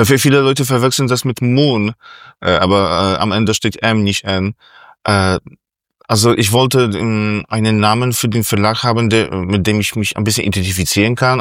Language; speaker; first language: German; non-native, fluent; Polish